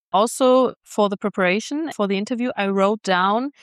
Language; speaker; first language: English; non-native, fluent; German